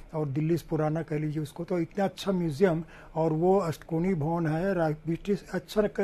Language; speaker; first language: Hindi; native; Hindi